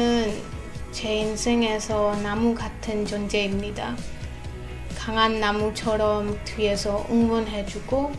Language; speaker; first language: Korean; non-native, fluent; Bangla